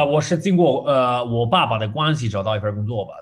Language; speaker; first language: Chinese; non-native, fluent; Italian